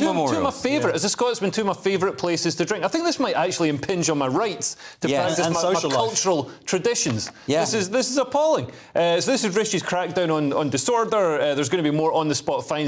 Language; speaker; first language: English; native; English